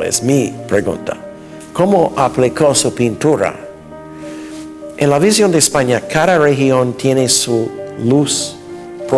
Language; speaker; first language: Spanish; non-native, fluent; English